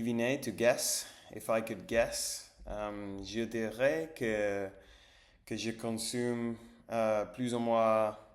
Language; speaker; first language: French; non-native, learner; English